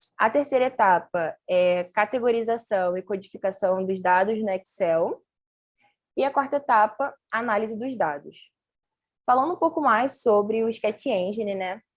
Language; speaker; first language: Portuguese; native; Portuguese